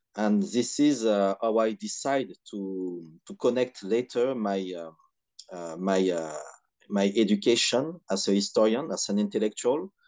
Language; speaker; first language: English; non-native, fluent; French